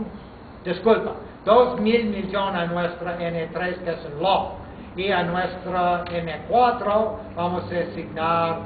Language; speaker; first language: Spanish; non-native, fluent; English